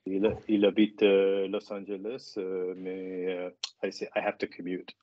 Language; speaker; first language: French; non-native, learner; English